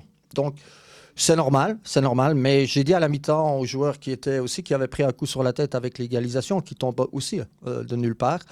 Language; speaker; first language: French; native; French